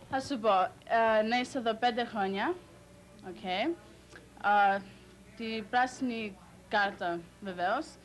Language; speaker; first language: Greek; early bilingual, heritage; Greek